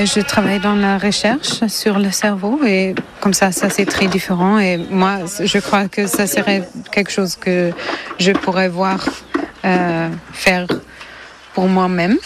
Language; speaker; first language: French; non-native, fluent; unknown